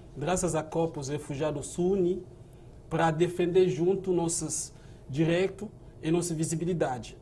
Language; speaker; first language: Portuguese; non-native, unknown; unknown